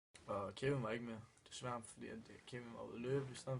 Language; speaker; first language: Danish; native; Danish